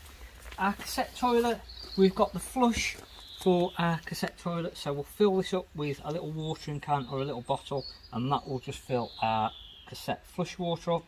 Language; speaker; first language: English; native; English